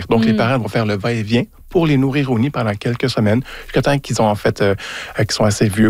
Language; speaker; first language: French; native; French